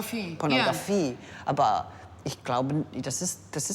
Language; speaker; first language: German; non-native, learner; English